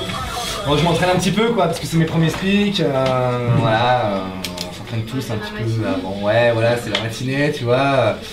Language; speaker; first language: French; native; French